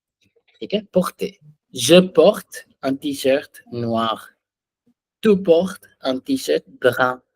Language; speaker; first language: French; non-native, fluent; Hindi